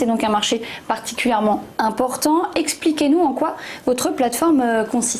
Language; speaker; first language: French; native; French